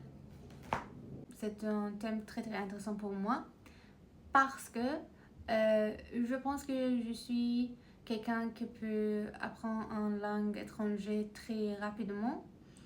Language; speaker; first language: French; non-native, learner; Persian